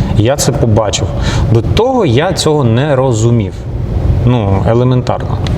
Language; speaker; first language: Ukrainian; non-native, local second language; Russian